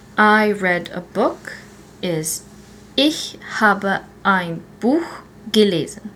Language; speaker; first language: German; non-native, learner; English